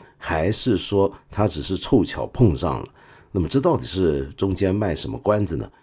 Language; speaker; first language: Chinese; non-native, local second language; Cantonese